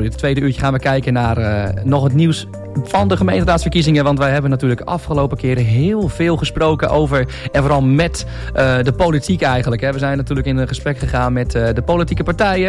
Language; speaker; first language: Dutch; native; Dutch